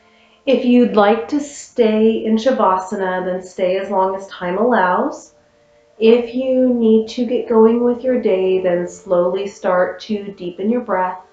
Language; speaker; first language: English; native; English